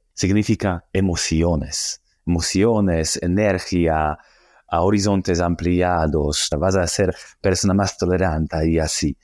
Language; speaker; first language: Spanish; non-native, learner; Slovak